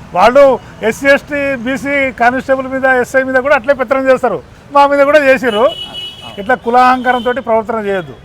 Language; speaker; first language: Telugu; non-native, local second language; Lambadi